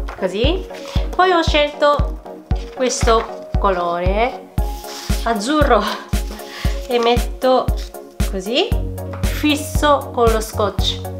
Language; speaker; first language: Italian; non-native, fluent; Japanese